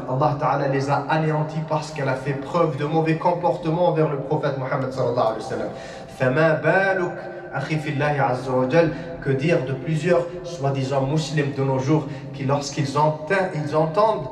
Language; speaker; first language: French; non-native, local second language; Arabic